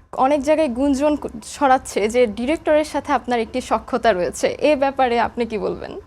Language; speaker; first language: Bangla; native; Bangla